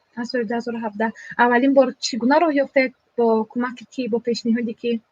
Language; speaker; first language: Tajik; native; Tajik